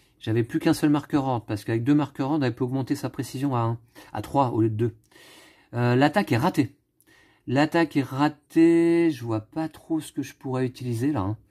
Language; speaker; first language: French; native; French